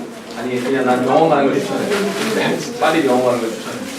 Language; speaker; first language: Korean; native; Korean